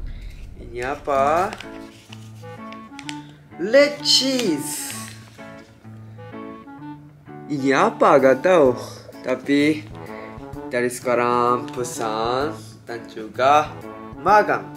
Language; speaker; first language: Indonesian; non-native, learner; Japanese